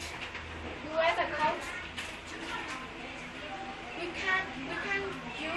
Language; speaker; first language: English; non-native, learner; Burmese